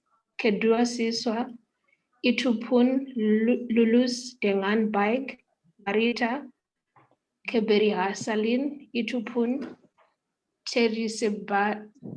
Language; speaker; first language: Indonesian; non-native, learner; English